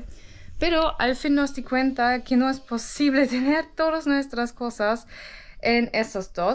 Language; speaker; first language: Spanish; non-native, learner; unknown